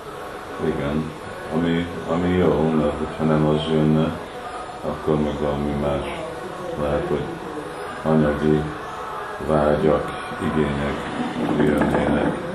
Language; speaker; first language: Hungarian; early bilingual, heritage; Hungarian